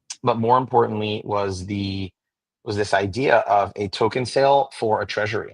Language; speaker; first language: English; native; English